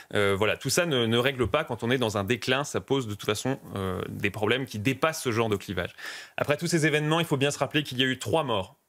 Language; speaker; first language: French; native; French